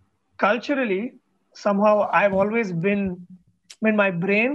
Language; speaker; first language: English; non-native, local second language; Tamil